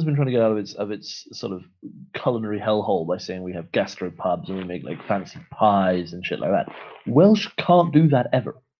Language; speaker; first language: English; native; English